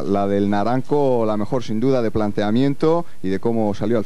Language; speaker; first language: Spanish; native; Spanish